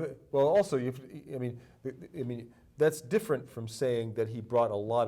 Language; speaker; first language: English; native; English